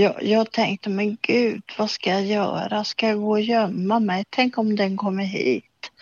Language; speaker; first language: Swedish; native; Swedish